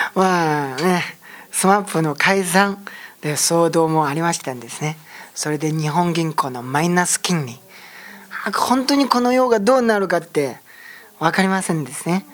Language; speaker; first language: Japanese; non-native, fluent; Chinese